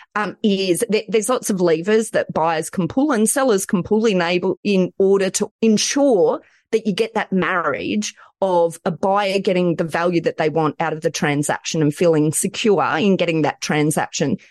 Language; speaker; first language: English; native; English